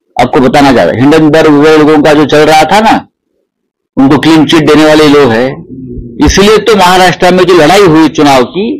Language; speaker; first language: Hindi; non-native, local second language; Marathi